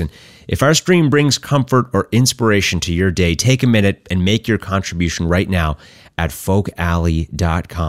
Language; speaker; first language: English; native; English